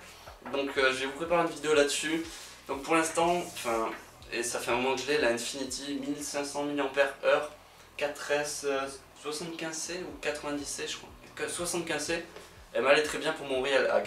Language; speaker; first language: French; native; French